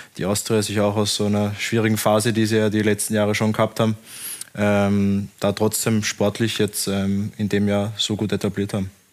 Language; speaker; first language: German; native; German